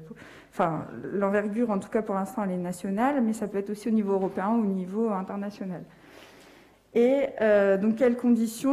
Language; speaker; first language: French; native; French